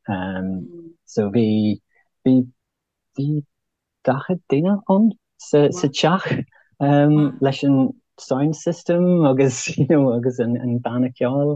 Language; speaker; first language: Irish; non-native, local second language; English